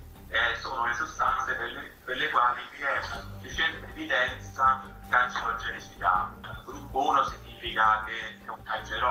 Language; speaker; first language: Italian; native; Italian